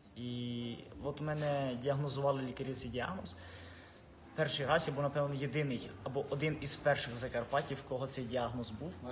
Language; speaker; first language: Ukrainian; native; Ukrainian